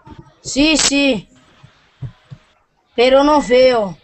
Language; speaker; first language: Spanish; non-native, learner; Portuguese